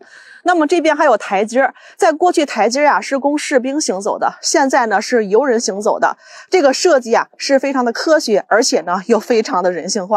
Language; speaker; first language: Chinese; native; Chinese